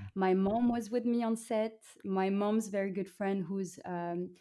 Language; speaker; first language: English; non-native, fluent; French